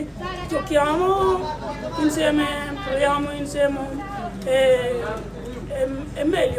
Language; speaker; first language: Italian; non-native, learner; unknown